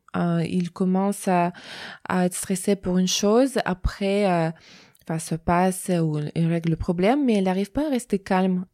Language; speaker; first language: French; non-native, fluent; Russian